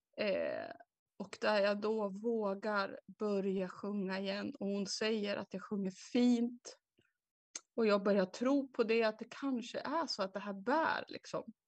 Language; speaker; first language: Swedish; native; Swedish